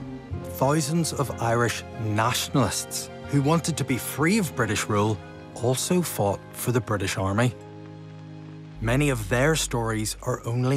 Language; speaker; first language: English; native; English